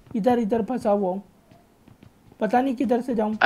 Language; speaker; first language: Hindi; native; Hindi